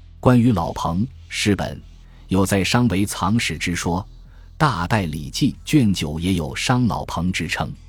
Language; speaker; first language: Chinese; native; Chinese